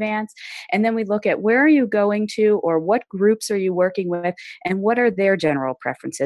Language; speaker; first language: English; native; English